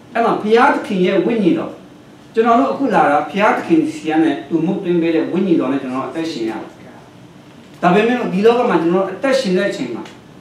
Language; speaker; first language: Burmese; non-native, local second language; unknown